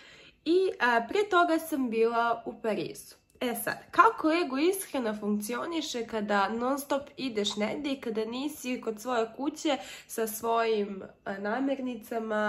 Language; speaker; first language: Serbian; early bilingual, heritage; Serbian